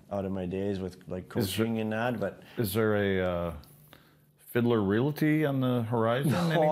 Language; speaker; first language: English; native; English